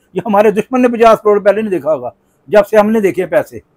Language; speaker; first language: Urdu; native; Urdu